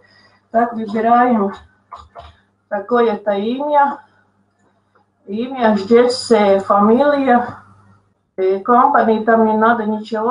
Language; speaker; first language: Russian; non-native, local second language; Latvian